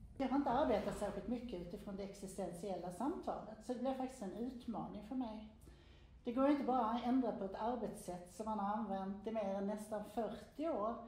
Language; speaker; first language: Swedish; native; Swedish